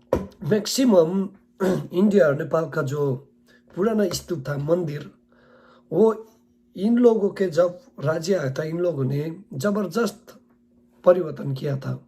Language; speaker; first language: Hindi; non-native, learner; Nepali